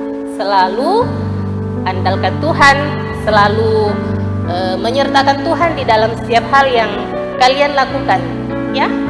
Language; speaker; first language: Indonesian; native; Indonesian